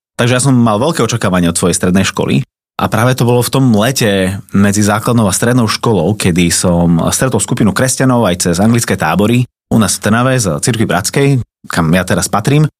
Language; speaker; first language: Slovak; native; Slovak